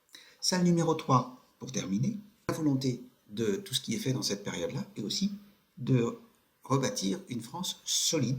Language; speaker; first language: French; native; French